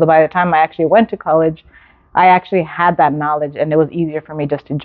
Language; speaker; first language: English; native; English